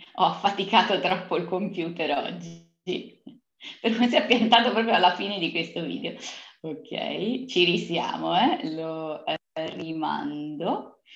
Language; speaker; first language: Italian; early bilingual, other home language; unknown